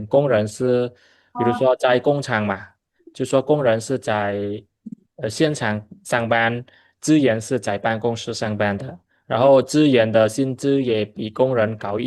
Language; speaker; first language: Chinese; non-native, local second language; Khmer